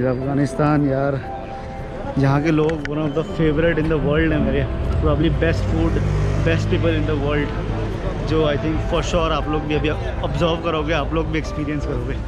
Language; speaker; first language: Hindi; native; Hindi